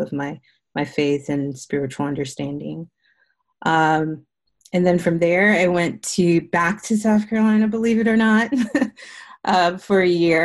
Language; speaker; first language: English; native; English